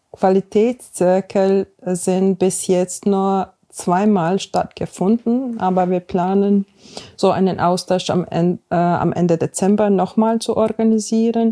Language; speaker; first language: German; non-native, fluent; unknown